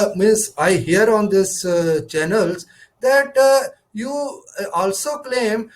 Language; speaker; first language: English; non-native, local second language; Punjabi